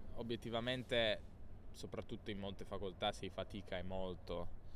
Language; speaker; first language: Italian; native; Italian